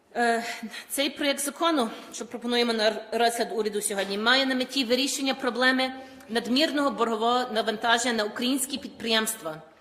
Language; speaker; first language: Ukrainian; early bilingual, heritage; Ukrainian